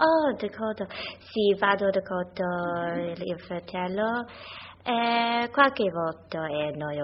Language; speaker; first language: Italian; non-native, learner; English